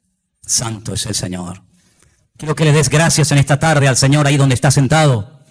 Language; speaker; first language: Spanish; native; Spanish